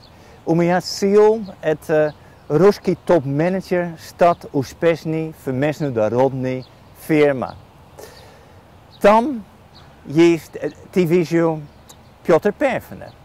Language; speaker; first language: Russian; non-native, learner; Dutch